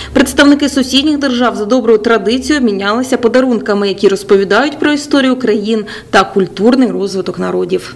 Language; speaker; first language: Ukrainian; native; Ukrainian